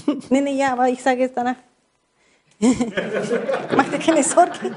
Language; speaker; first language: German; non-native, learner; Spanish